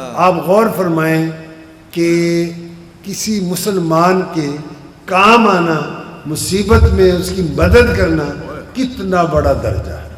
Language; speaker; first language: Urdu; non-native, local second language; Punjabi